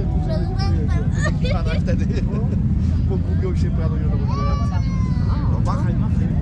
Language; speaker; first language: Polish; native; Polish